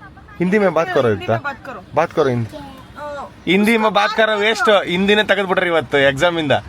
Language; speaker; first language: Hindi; non-native, local second language; Kannada